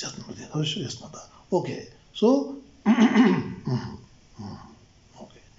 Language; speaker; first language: Russian; non-native, learner; Tibetan